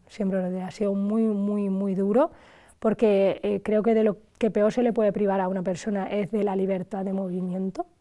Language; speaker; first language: Spanish; early bilingual, other home language; Arabic